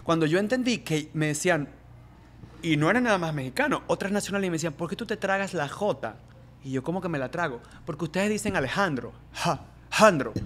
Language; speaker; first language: Spanish; native; Spanish